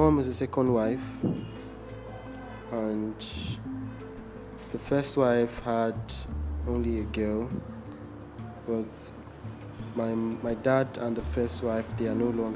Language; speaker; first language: English; non-native, local second language; Igbo